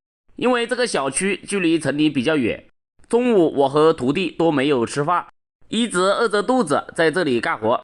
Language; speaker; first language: Chinese; native; Chinese